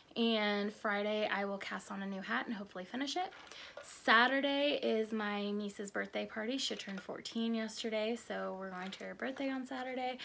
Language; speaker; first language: English; native; English